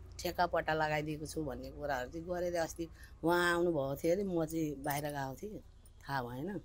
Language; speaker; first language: Nepali; non-native, local second language; Maithili